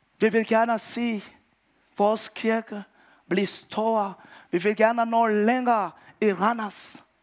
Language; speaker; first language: Danish; non-native, fluent; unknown